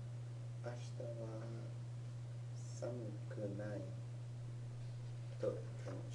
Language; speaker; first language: Japanese; non-native, learner; English